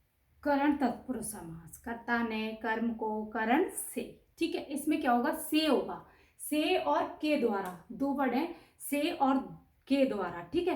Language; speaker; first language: Hindi; native; Hindi